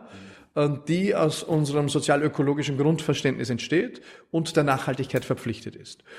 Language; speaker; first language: German; native; German